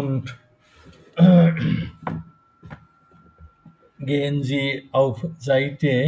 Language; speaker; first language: German; non-native, fluent; Bangla